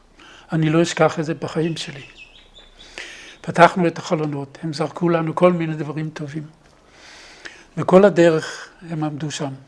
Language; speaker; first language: Hebrew; non-native, fluent; Danish